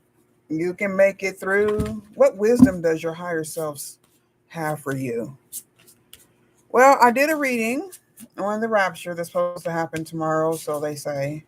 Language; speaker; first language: English; native; English